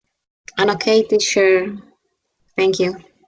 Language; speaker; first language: English; non-native, learner; Spanish